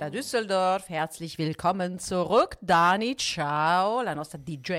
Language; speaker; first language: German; non-native, fluent; Italian